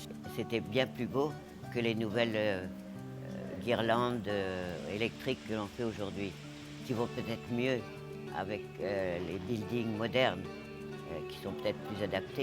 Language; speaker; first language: French; non-native, local second language; Morisyen